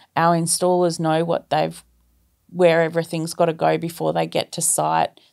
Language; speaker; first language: English; native; English